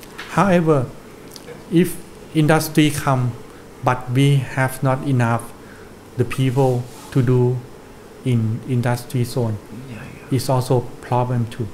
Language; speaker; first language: English; non-native, learner; Thai